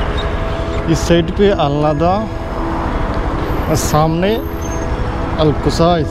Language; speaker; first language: Hindi; native; Hindi